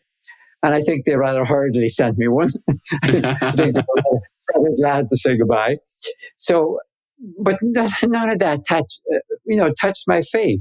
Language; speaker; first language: English; native; English